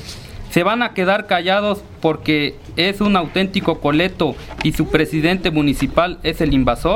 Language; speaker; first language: Spanish; native; Spanish